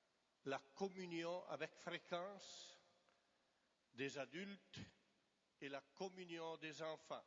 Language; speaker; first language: French; non-native, fluent; Italian